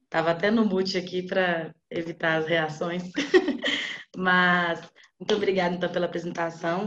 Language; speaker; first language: Portuguese; native; Portuguese